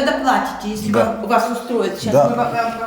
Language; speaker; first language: Russian; native; Russian